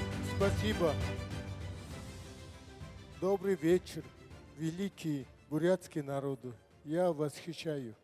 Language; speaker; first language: Russian; non-native, learner; Mongolian